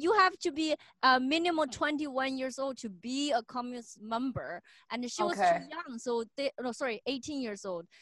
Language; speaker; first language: English; non-native, fluent; Chinese